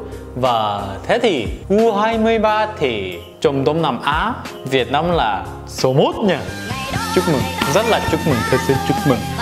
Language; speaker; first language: Vietnamese; non-native, learner; Korean